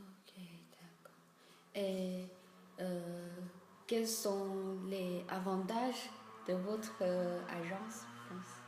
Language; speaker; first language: French; non-native, learner; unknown